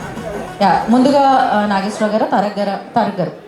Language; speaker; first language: Telugu; native; Telugu